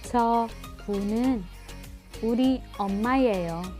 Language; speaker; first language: Korean; non-native, learner; Filipino